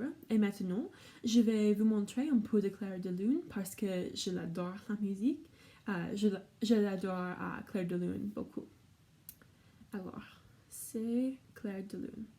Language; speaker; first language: French; non-native, learner; English